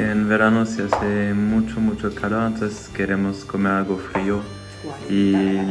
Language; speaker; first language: Spanish; non-native, fluent; French